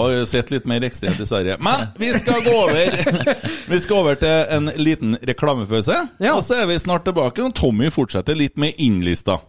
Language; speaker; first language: Norwegian; native; Norwegian